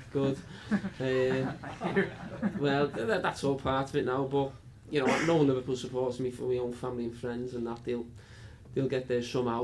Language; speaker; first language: English; native; English